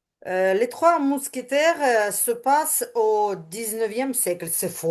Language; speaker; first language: French; non-native, learner; Ukrainian